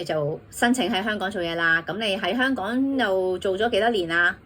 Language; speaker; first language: Cantonese; native; Cantonese